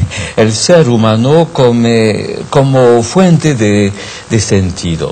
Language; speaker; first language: Spanish; non-native, fluent; French